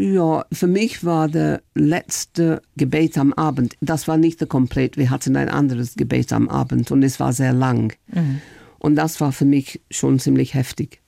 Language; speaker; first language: German; non-native, fluent; English